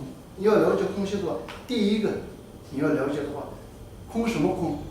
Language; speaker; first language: Chinese; non-native, fluent; Tibetan